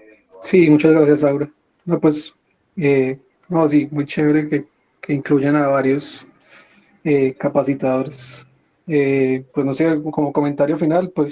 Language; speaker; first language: Spanish; native; Spanish